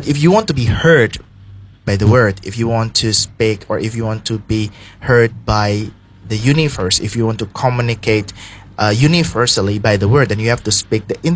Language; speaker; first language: English; non-native, fluent; Indonesian